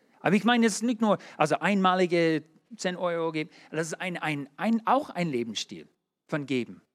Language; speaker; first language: German; non-native, learner; English